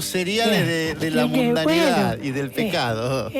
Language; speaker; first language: Spanish; native; Spanish